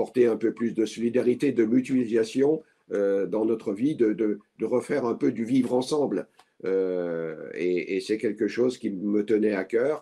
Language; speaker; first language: French; native; French